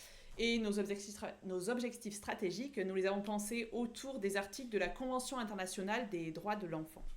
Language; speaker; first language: French; native; French